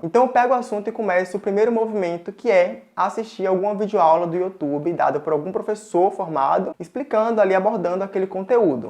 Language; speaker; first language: Portuguese; native; Portuguese